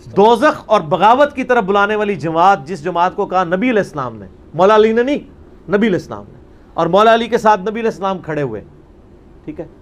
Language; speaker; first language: Urdu; non-native, local second language; Punjabi